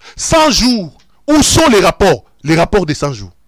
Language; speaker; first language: French; non-native, local second language; Lingala